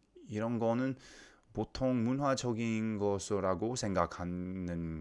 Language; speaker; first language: Korean; non-native, learner; English